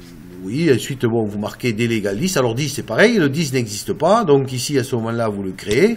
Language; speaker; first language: French; native; French